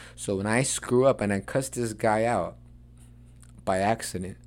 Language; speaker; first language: English; early bilingual, other home language; Spanish